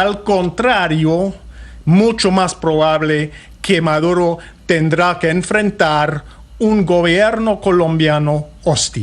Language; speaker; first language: Spanish; non-native, fluent; English